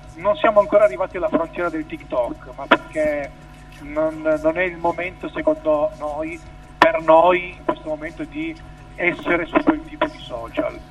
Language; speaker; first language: Italian; native; Italian